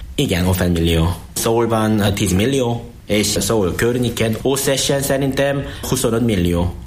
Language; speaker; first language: Hungarian; non-native, learner; Korean